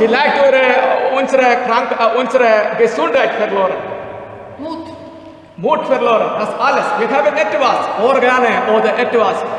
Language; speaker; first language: German; non-native, learner; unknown